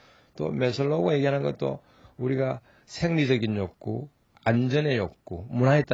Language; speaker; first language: Korean; native; Korean